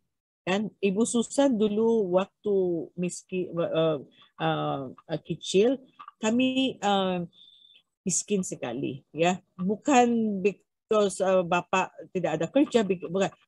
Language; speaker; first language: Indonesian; non-native, learner; Filipino